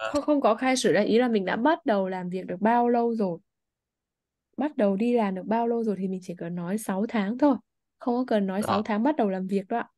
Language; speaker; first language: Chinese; non-native, fluent; Vietnamese